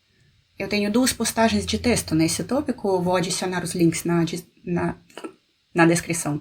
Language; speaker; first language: Portuguese; non-native, fluent; Russian